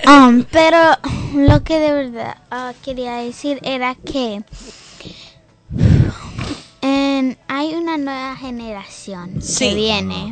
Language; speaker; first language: Spanish; early bilingual, heritage; Spanish